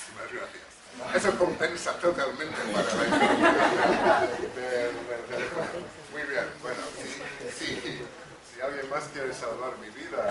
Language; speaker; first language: Spanish; non-native, fluent; English